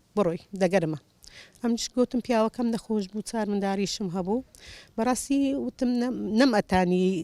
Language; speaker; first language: Central Kurdish; non-native, local second language; Assyrian Neo-Aramaic